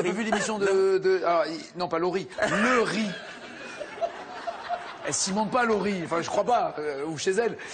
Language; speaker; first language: French; native; French